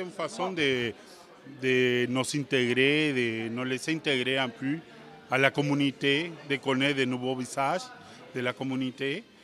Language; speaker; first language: French; non-native, fluent; Spanish